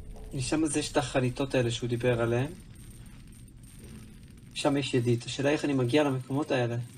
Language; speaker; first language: Hebrew; native; Hebrew